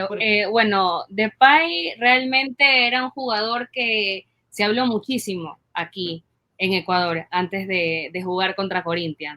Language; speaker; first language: Spanish; native; Spanish